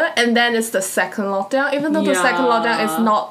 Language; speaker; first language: English; non-native, fluent; Cantonese